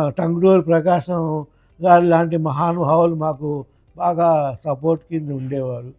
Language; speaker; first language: Telugu; native; Telugu